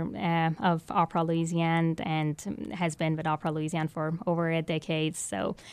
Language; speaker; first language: English; non-native, fluent; Persian